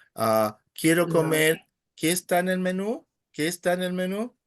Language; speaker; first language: Spanish; non-native, fluent; English